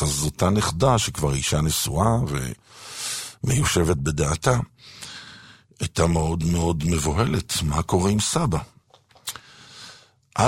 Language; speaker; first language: Hebrew; native; Hebrew